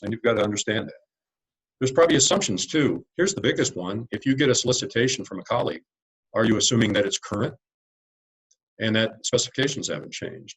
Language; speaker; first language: English; native; English